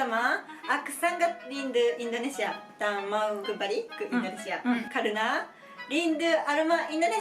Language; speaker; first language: Indonesian; non-native, fluent; Japanese